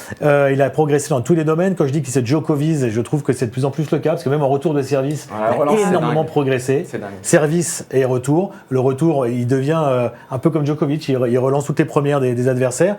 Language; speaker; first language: French; native; French